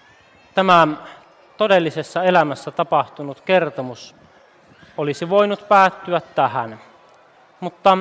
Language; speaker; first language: Finnish; native; Finnish